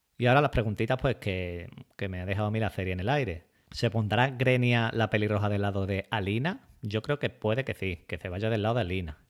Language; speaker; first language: Spanish; native; Spanish